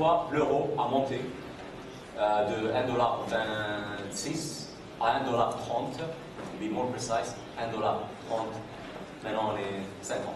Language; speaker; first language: French; non-native, fluent; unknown